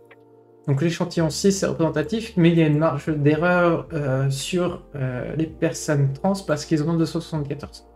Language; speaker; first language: French; native; French